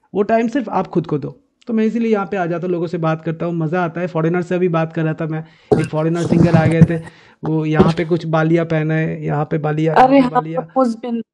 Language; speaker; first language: Hindi; non-native, local second language; Bangla